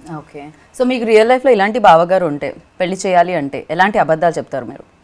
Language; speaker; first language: Telugu; native; Telugu